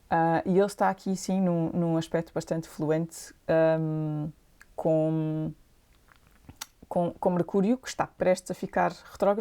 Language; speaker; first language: Portuguese; native; Portuguese